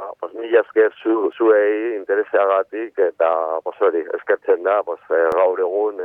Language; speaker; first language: Basque; non-native, local second language; Spanish